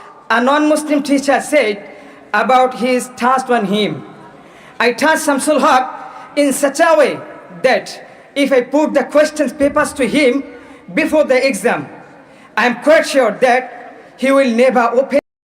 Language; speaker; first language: English; non-native, local second language; Bangla